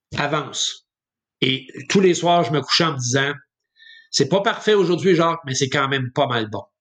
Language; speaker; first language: French; native; French